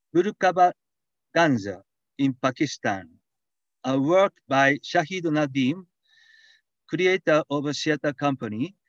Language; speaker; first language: English; non-native, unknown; Japanese